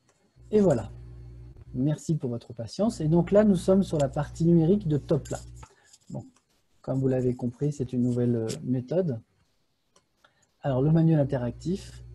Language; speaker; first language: French; native; French